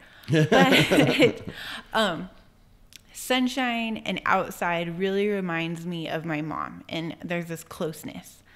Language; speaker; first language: English; native; English